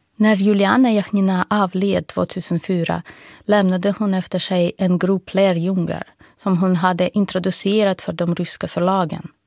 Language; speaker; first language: Swedish; non-native, fluent; Russian